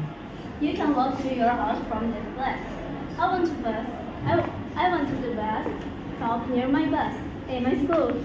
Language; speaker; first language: English; non-native, learner; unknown